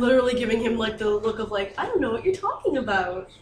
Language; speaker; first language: English; native; English